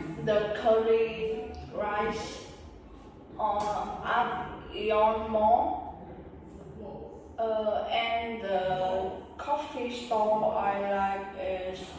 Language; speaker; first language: English; non-native, learner; Vietnamese